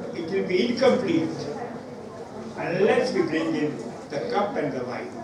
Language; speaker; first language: English; non-native, local second language; Urdu